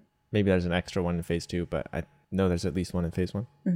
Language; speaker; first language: English; native; English